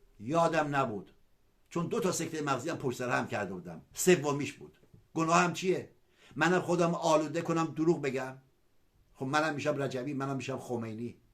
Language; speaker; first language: Persian; non-native, local second language; Azerbaijani